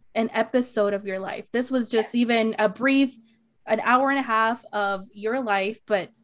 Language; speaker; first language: English; native; English